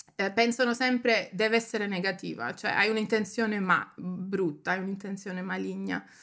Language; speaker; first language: Italian; early bilingual, heritage; Italian